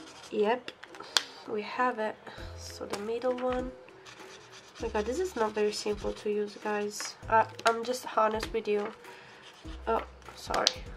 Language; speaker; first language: English; non-native, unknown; Italian